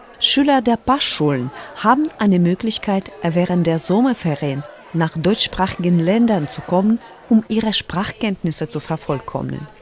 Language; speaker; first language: German; non-native, fluent; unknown